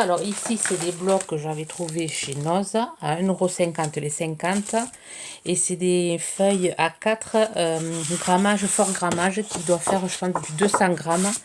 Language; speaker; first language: French; native; French